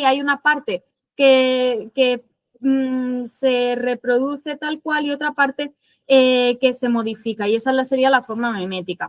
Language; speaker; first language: Spanish; native; Spanish